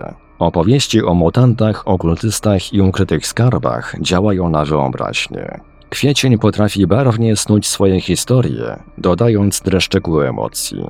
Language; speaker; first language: Polish; native; Polish